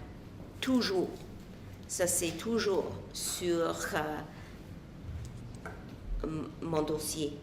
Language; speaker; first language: French; non-native, local second language; English